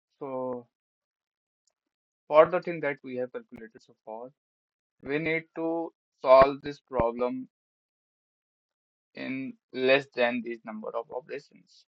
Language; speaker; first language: English; non-native, local second language; Hindi